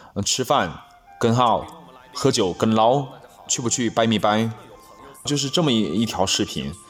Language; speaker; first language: Chinese; non-native, local second language; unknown